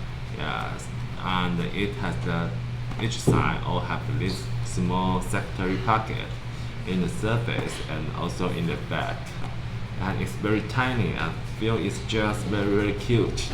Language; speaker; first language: English; non-native, learner; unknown